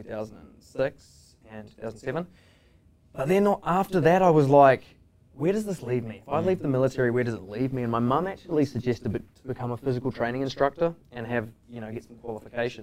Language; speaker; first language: English; native; English